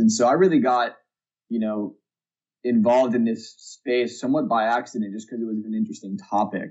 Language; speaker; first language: English; native; English